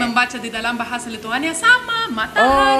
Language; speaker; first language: Indonesian; non-native, learner; Lithuanian